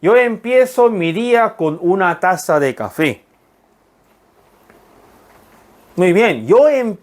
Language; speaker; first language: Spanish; non-native, fluent; Korean